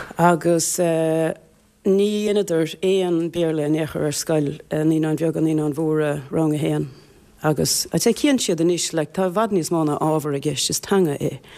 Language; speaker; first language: Irish; native; Irish